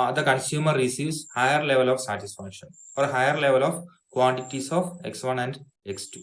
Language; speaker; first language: English; non-native, local second language; Malayalam